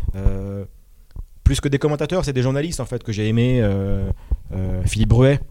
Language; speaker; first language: French; native; French